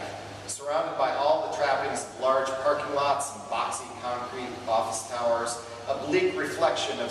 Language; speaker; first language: English; native; English